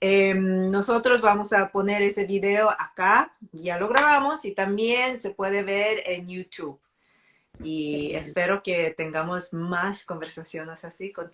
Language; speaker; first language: Spanish; non-native, fluent; Korean